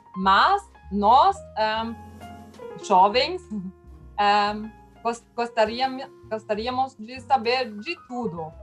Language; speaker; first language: Portuguese; non-native, fluent; German